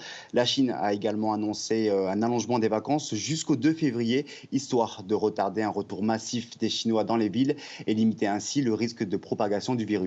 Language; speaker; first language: French; native; French